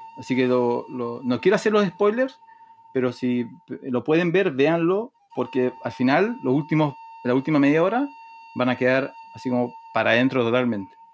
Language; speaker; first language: Spanish; native; Spanish